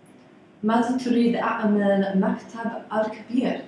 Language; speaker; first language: Arabic; non-native, learner; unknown